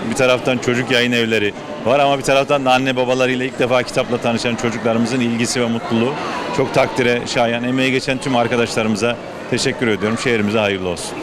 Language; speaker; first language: Turkish; native; Turkish